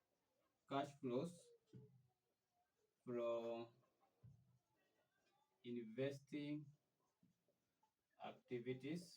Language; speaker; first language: English; non-native, local second language; Swahili